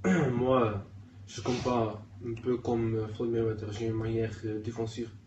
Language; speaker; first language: French; non-native, learner; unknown